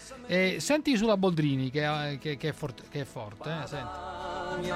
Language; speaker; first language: Italian; native; Italian